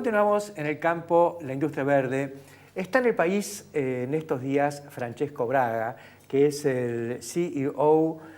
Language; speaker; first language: Spanish; native; Spanish